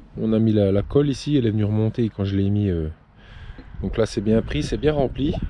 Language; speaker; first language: French; native; French